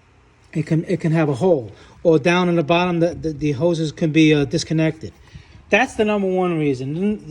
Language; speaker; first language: English; native; English